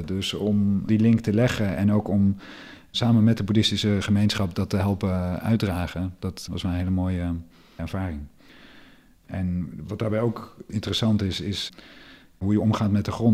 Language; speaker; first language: Dutch; native; Dutch